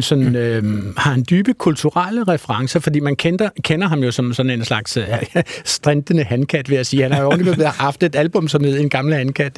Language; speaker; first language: Danish; native; Danish